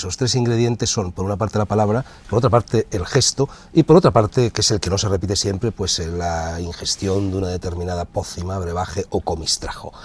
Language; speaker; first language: Spanish; native; Spanish